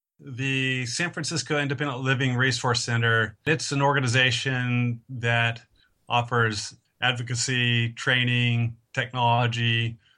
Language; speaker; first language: English; native; English